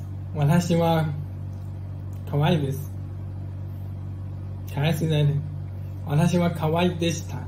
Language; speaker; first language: Japanese; non-native, learner; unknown